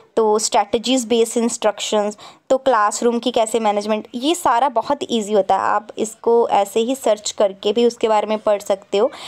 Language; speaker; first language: Hindi; non-native, local second language; Punjabi